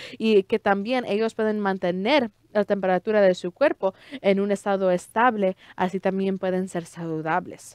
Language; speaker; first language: Spanish; early bilingual, heritage; Spanish